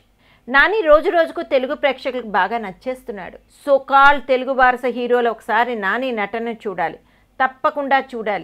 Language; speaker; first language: Telugu; native; Telugu